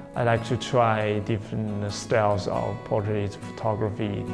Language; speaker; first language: English; non-native, fluent; Chinese